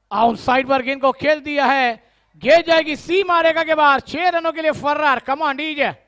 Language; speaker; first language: Hindi; non-native, local second language; Marathi